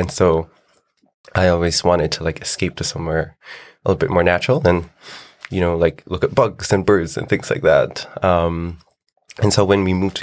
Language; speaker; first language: English; non-native, local second language; Filipino